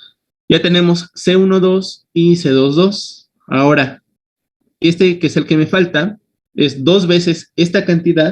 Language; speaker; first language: Spanish; native; Spanish